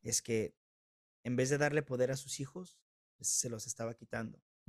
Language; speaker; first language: Spanish; early bilingual, heritage; Spanish